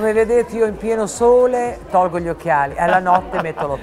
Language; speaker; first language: Italian; native; Italian